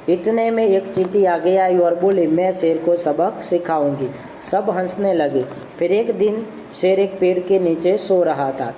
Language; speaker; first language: Hindi; non-native, local second language; Gujarati